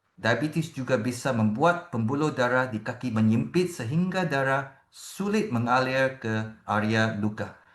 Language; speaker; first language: Malay; non-native, local second language; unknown